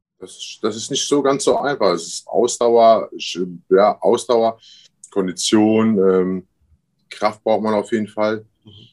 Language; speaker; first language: German; early bilingual, other home language; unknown